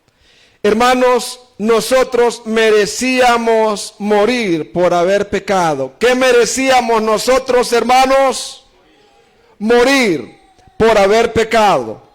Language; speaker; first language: Spanish; native; Spanish